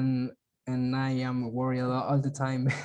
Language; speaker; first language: English; non-native, learner; Spanish